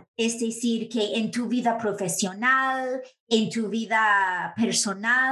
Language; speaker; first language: Spanish; non-native, fluent; English